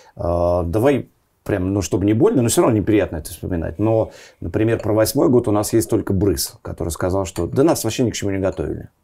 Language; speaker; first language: Russian; native; Russian